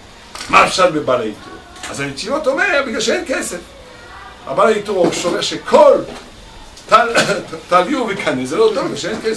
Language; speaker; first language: Hebrew; non-native, fluent; French